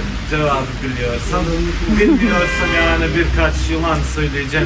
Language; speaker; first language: Turkish; non-native, fluent; Bosnian